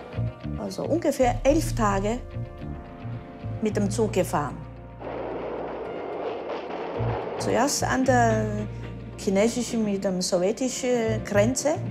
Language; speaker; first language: German; early bilingual, heritage; German